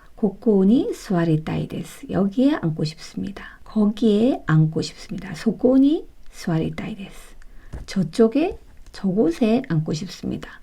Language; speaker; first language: Korean; native; Korean